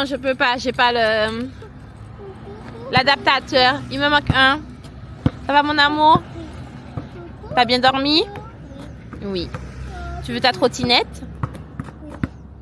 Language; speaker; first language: French; native; French